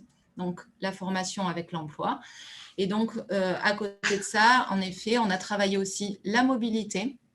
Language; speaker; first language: French; native; French